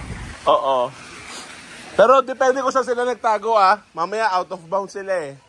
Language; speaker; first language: Filipino; native; Filipino